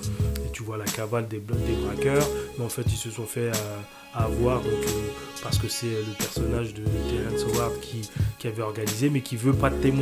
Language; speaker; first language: French; native; French